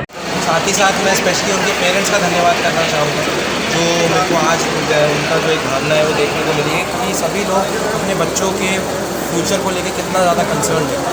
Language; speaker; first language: Hindi; native; Hindi